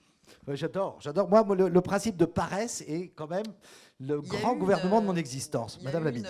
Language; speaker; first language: French; native; French